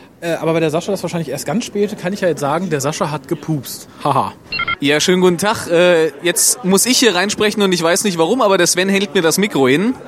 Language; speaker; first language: German; native; German